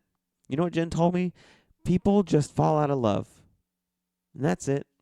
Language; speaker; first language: English; native; English